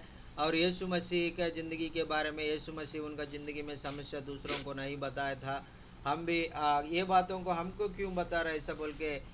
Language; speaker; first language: Hindi; non-native, local second language; Telugu